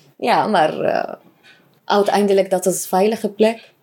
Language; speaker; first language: Dutch; non-native, learner; Arabic